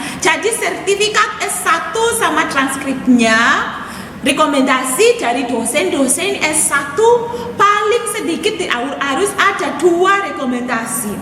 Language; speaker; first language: Indonesian; non-native, fluent; English